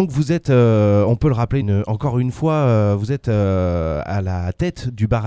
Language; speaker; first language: French; native; French